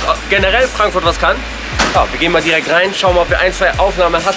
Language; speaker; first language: German; native; German